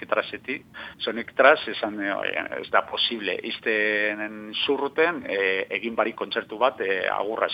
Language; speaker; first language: Basque; non-native, local second language; Spanish